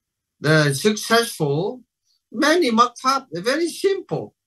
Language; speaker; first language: English; non-native, learner; Vietnamese